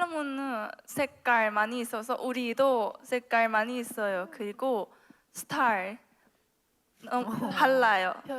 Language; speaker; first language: Korean; non-native, learner; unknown